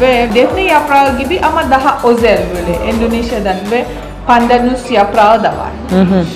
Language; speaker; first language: Turkish; non-native, learner; Indonesian